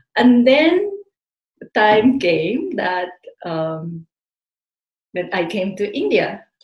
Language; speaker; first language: English; non-native, fluent; Japanese